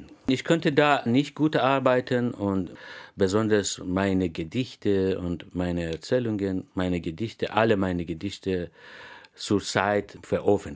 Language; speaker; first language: German; non-native, fluent; Persian